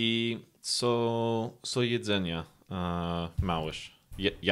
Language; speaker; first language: Polish; non-native, learner; English